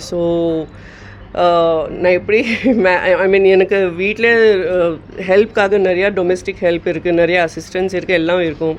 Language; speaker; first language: Tamil; non-native, local second language; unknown